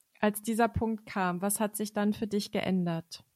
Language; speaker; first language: German; native; German